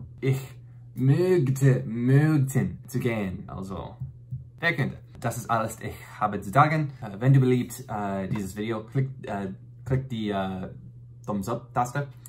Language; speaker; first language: German; non-native, learner; English